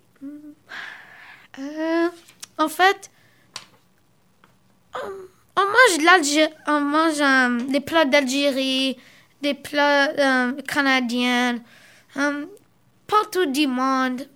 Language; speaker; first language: French; early bilingual, other home language; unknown